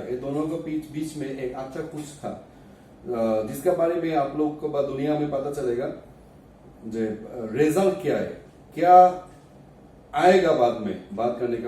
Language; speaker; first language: Hindi; non-native, learner; Bangla